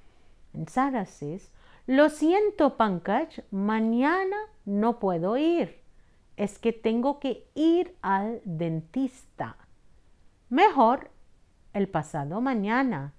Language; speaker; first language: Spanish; non-native, fluent; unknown